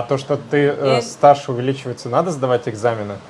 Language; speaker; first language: Russian; native; Russian